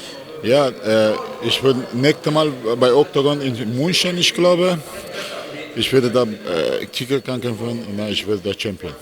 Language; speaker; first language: German; non-native, learner; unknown